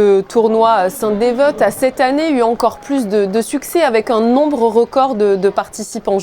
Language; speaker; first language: French; native; French